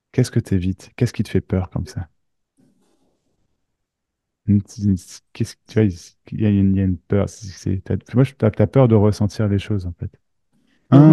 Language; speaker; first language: French; native; French